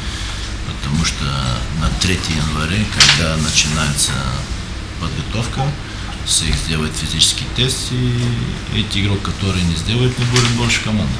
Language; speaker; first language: Russian; non-native, learner; Romanian